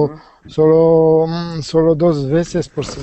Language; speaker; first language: Spanish; non-native, learner; French